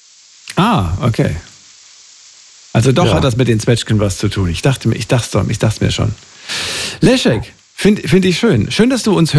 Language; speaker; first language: German; native; German